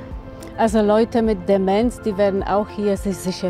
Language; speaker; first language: German; non-native, fluent; Polish